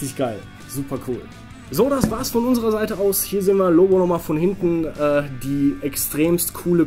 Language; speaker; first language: German; native; German